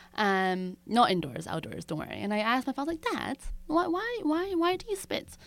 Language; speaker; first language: English; native; English